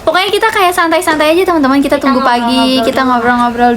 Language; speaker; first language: Indonesian; native; Indonesian